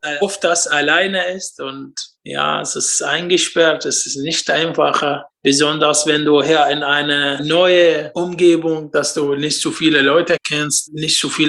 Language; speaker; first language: German; non-native, learner; Arabic